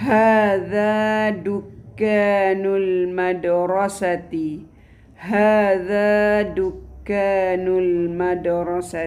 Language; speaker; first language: Arabic; non-native, fluent; Malay